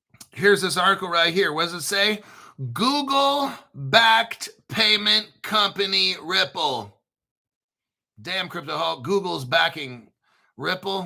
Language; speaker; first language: English; native; English